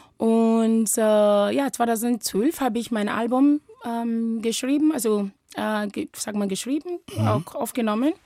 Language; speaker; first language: German; non-native, fluent; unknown